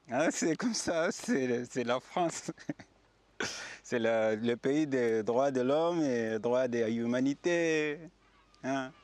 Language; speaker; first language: French; non-native, learner; Arabic